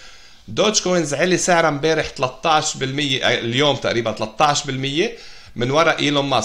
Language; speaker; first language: Arabic; native; Arabic